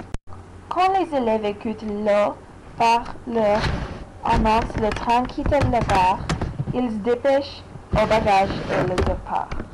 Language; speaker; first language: French; non-native, learner; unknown